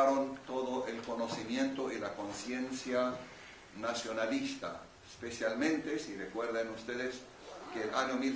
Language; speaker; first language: Spanish; non-native, fluent; Arabic